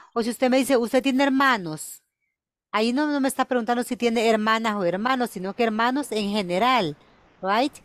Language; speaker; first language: Spanish; native; Spanish